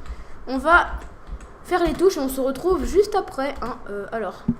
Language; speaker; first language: French; native; French